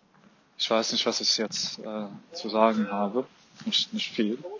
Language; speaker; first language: German; non-native, fluent; Arabic